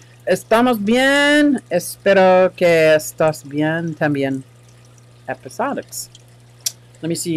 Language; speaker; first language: Spanish; non-native, learner; English